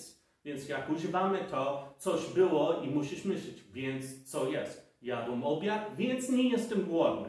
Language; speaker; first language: Polish; non-native, fluent; English